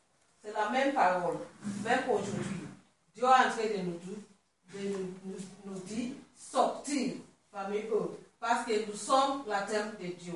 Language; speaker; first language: French; non-native, learner; Swahili